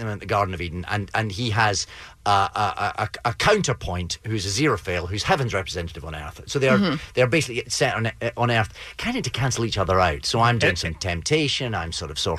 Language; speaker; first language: English; native; English